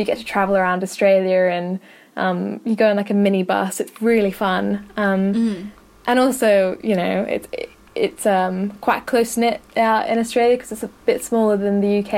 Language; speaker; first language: English; native; English